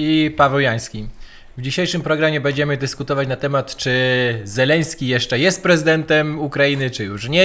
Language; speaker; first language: Polish; native; Polish